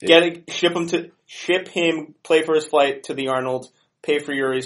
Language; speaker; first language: English; native; English